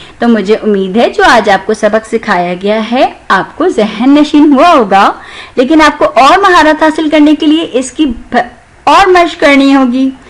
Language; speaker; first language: Urdu; non-native, local second language; Sindhi